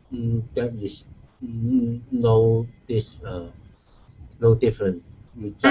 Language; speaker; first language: English; non-native, learner; Chinese